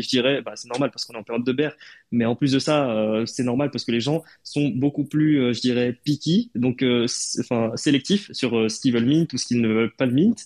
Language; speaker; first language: French; native; French